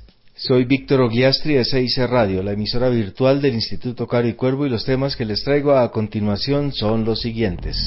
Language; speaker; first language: Spanish; native; Spanish